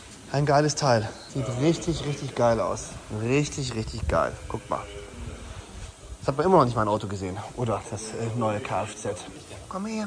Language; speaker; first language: German; native; German